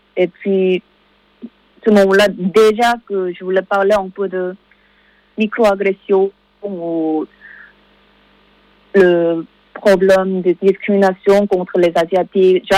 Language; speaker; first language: French; non-native, learner; Korean